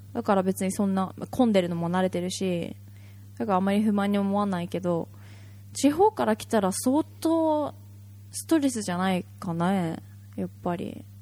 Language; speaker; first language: Japanese; native; Japanese